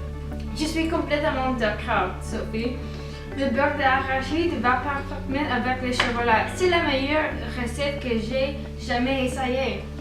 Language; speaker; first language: French; non-native, learner; English